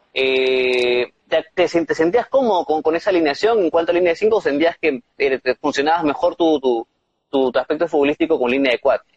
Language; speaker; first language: Spanish; native; Spanish